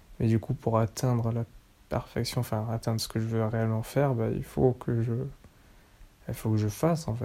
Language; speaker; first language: French; native; French